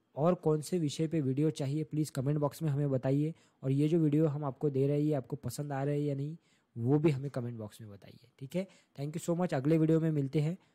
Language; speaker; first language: Hindi; non-native, local second language; Marathi